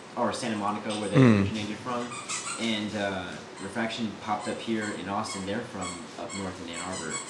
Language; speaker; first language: English; native; English